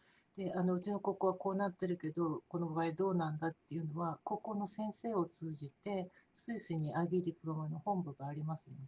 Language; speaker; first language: Japanese; native; Japanese